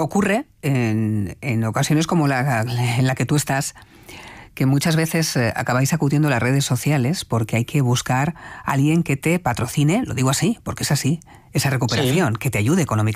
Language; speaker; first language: Spanish; native; Spanish